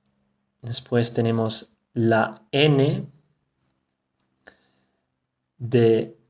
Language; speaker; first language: Spanish; non-native, fluent; Dutch